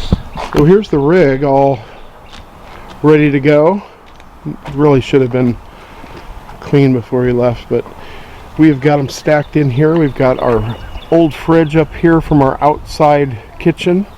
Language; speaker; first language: English; native; English